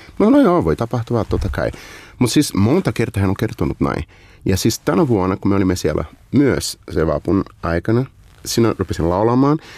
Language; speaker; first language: Finnish; non-native, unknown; Portuguese